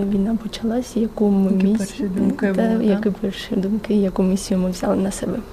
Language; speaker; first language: Ukrainian; non-native, local second language; Georgian